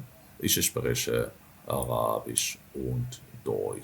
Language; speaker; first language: German; non-native, fluent; Arabic